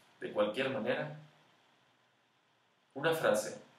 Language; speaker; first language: Spanish; native; Spanish